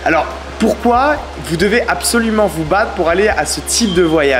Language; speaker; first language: French; native; French